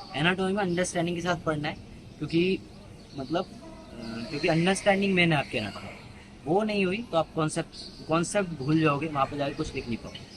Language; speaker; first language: Hindi; native; Hindi